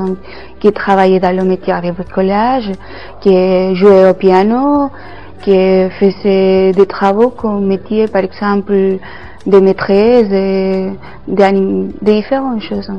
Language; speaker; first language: French; non-native, fluent; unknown